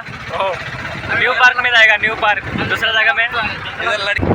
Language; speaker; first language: Hindi; non-native, learner; Bangla